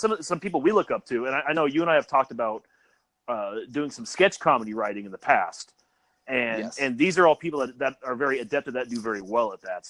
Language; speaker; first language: English; native; English